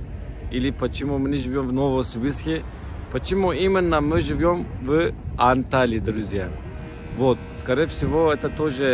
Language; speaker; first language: Russian; non-native, learner; Turkish